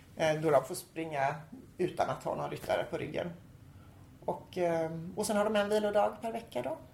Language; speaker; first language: Swedish; native; Swedish